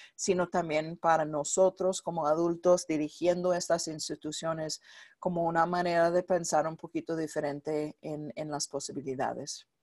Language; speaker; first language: Spanish; non-native, fluent; English